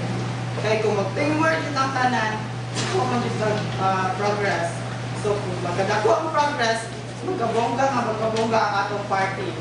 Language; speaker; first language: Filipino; non-native, local second language; Cebuano